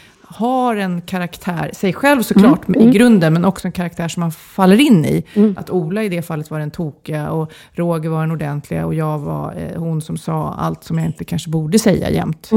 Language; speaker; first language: Swedish; native; Swedish